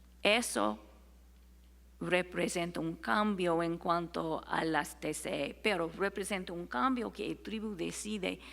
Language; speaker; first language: Spanish; non-native, fluent; English